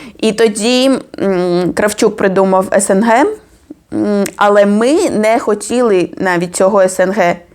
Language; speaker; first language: Ukrainian; non-native, fluent; Georgian